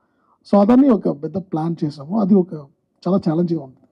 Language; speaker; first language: Telugu; non-native, local second language; Tamil